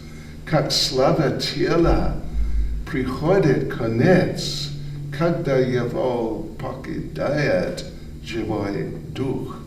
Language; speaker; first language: Russian; non-native, learner; English